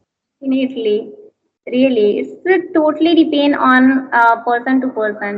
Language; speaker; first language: English; non-native, learner; Hindi